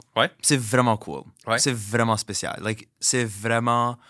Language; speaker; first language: French; native; French